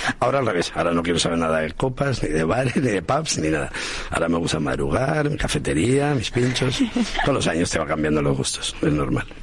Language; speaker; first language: Spanish; native; Spanish